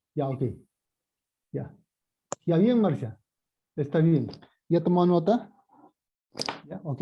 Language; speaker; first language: Spanish; native; Spanish